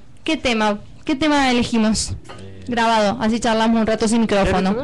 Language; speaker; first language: Spanish; native; Spanish